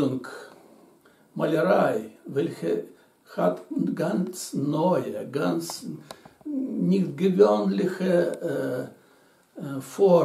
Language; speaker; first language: German; non-native, learner; Russian